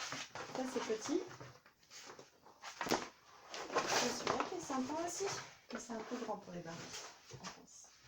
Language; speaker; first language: French; native; French